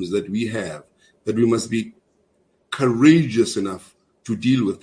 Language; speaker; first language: English; non-native, local second language; Zulu